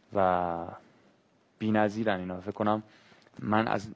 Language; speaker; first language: Persian; native; Persian